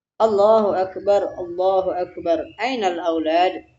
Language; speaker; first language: Arabic; non-native, fluent; Indonesian